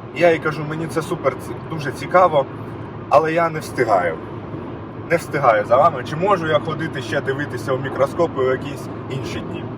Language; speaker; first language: Ukrainian; native; Ukrainian